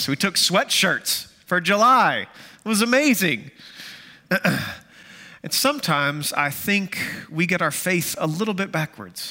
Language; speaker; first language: English; native; English